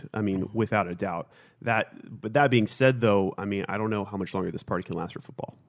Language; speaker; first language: English; native; English